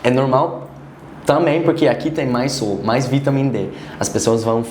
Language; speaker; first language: Portuguese; non-native, learner; Dutch